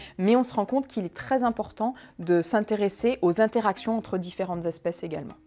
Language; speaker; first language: French; native; French